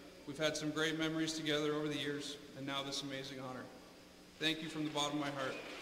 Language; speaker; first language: English; native; English